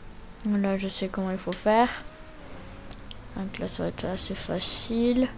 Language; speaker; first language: French; native; French